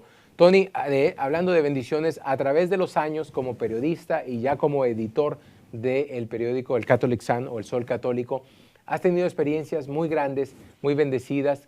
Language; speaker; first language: Spanish; native; Spanish